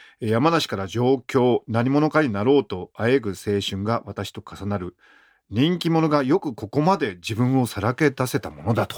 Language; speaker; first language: Japanese; native; Japanese